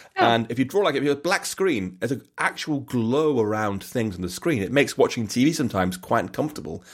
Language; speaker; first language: English; native; English